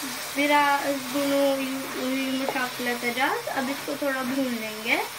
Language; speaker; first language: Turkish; non-native, learner; Urdu